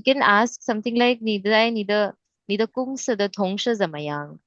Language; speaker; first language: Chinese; non-native, fluent; Hindi